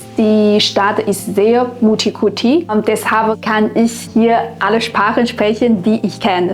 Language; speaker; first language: German; non-native, fluent; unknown